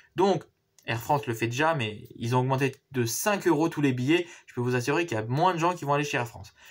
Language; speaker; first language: French; native; French